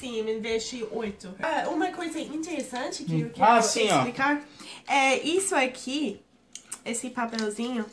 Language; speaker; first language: Portuguese; non-native, fluent; English